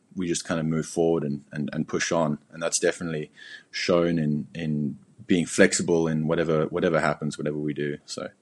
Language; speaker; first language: English; native; English